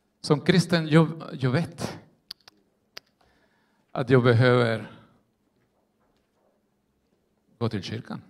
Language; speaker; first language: Swedish; non-native, fluent; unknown